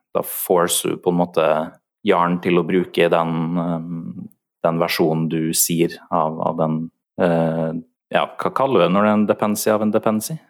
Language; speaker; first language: Norwegian; native; Norwegian